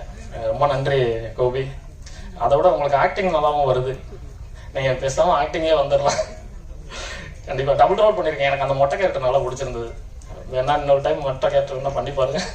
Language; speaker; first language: Tamil; native; Tamil